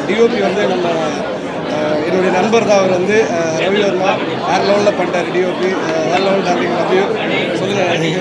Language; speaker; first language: Tamil; native; Tamil